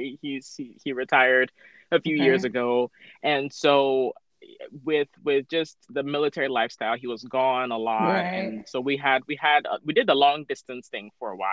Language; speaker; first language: English; non-native, local second language; Akan